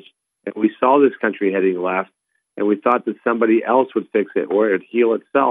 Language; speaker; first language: English; non-native, fluent; Spanish